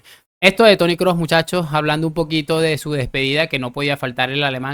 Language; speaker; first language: Spanish; native; Spanish